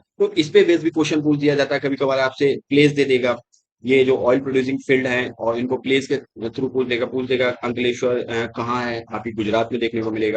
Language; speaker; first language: Hindi; native; Hindi